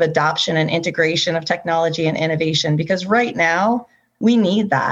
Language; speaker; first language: English; native; English